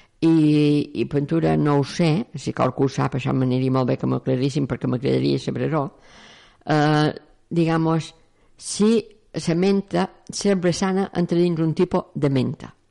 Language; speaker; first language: Catalan; native; Catalan